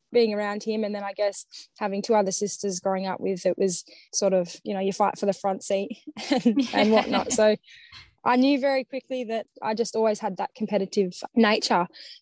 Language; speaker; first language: English; native; English